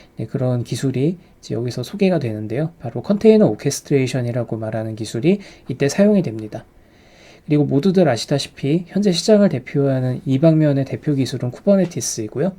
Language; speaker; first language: Korean; native; Korean